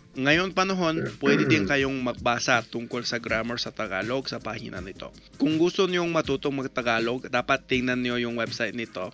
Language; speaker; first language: Filipino; non-native, fluent; English